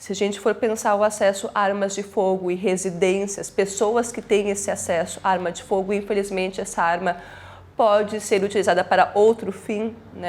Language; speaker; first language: Portuguese; native; Portuguese